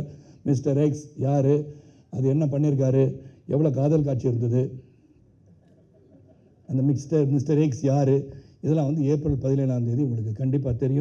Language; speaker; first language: Tamil; native; Tamil